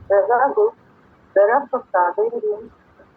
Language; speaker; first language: Persian; non-native, learner; Urdu